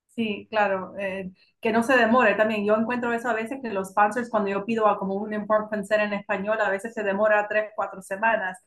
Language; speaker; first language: Spanish; early bilingual, heritage; Spanish